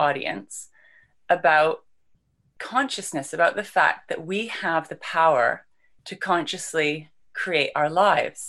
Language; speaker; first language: English; native; English